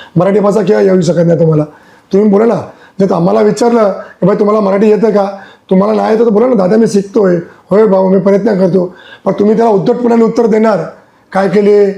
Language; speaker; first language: Marathi; non-native, local second language; Gujarati